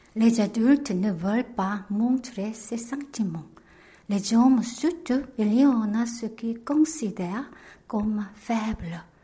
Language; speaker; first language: French; non-native, fluent; Korean